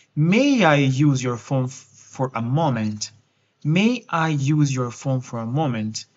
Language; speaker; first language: English; non-native, fluent; Portuguese